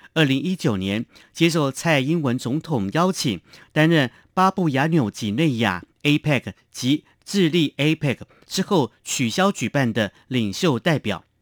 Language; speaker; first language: Chinese; non-native, local second language; Hakka Chinese